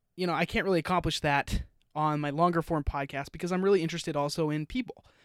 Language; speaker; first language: English; native; English